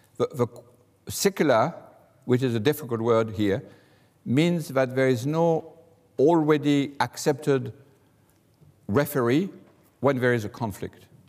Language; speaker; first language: English; non-native, fluent; French